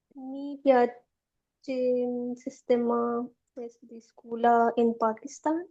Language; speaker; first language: Italian; non-native, learner; Urdu